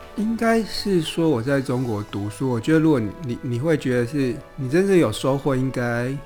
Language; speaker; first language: Chinese; native; Chinese